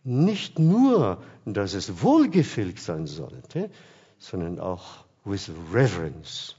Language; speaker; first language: German; non-native, fluent; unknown